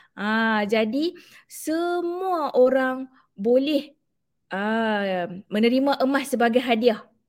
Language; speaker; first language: Malay; native; Malay